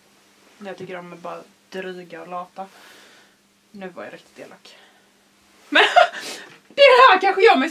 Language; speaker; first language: Swedish; native; Swedish